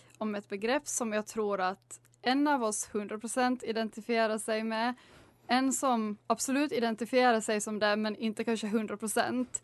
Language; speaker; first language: Swedish; native; Swedish